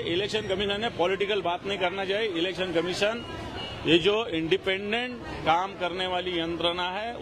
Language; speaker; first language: Hindi; non-native, local second language; Marathi